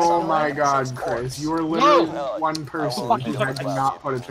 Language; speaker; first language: English; native; English